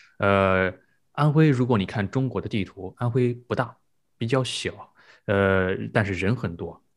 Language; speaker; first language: Chinese; native; Chinese